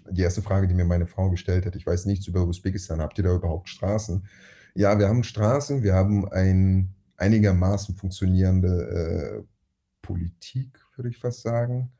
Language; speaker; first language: German; early bilingual, other home language; Russian